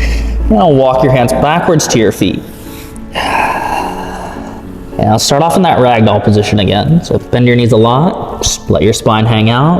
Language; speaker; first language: English; native; English